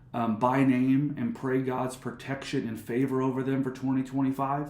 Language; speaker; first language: English; native; English